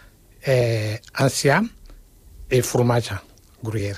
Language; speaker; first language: Catalan; non-native, fluent; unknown